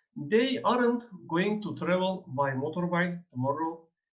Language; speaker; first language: English; non-native, fluent; Turkish